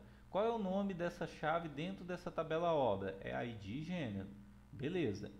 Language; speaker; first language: Portuguese; native; Portuguese